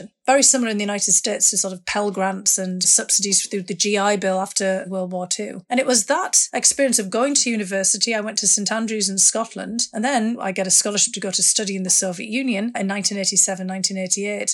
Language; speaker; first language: English; native; English